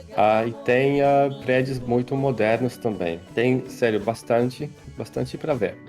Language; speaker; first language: Portuguese; non-native, fluent; Polish